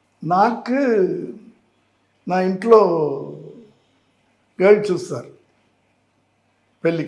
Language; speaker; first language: Telugu; non-native, learner; Tamil